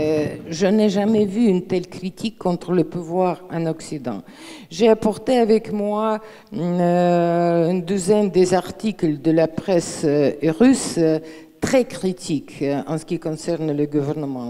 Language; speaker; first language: French; non-native, fluent; Russian